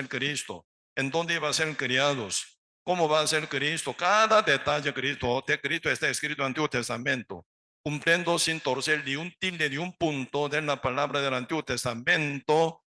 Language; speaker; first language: Spanish; non-native, learner; Korean